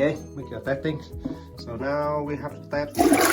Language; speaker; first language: English; non-native, learner; Vietnamese